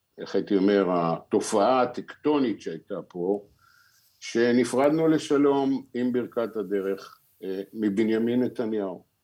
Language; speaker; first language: Hebrew; native; Hebrew